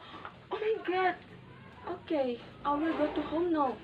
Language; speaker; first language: English; non-native, learner; Indonesian